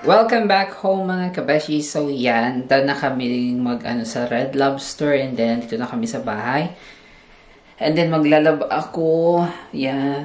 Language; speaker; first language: Filipino; native; Filipino